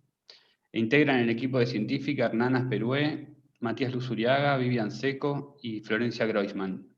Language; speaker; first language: Spanish; native; Spanish